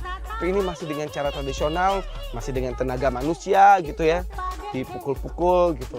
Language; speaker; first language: Indonesian; native; Indonesian